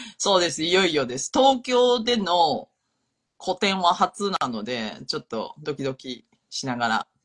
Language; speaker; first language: Japanese; non-native, fluent; Chinese